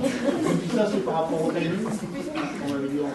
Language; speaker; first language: French; native; French